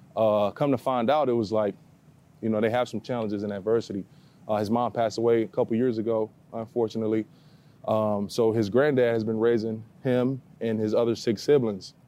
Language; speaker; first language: English; native; English